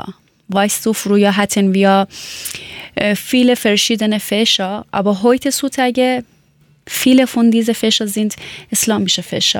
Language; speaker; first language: German; non-native, learner; Persian